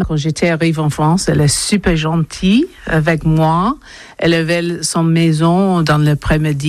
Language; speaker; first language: French; non-native, learner; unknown